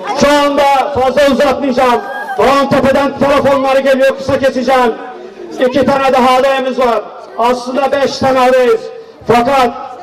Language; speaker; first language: Turkish; native; Turkish